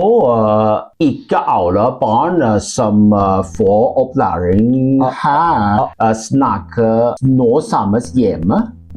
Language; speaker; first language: Norwegian; non-native, learner; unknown